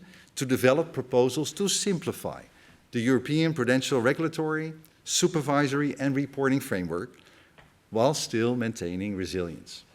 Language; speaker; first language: English; non-native, fluent; Dutch